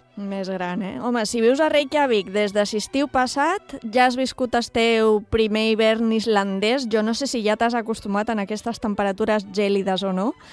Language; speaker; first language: Catalan; native; Catalan